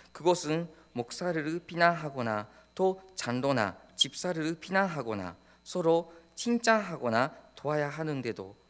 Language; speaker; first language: Korean; non-native, fluent; Japanese